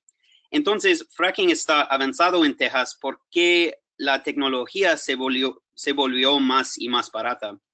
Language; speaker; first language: Spanish; non-native, fluent; English